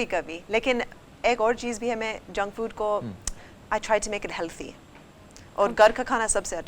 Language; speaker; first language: Hindi; early bilingual, heritage; English